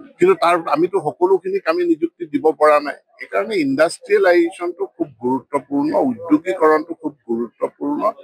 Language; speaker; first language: Assamese; non-native, local second language; Mising